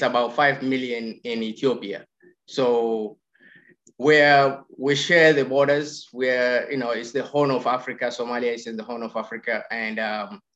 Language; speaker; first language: English; non-native, local second language; Somali